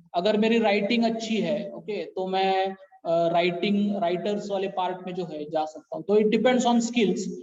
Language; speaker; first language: Hindi; non-native, local second language; Marathi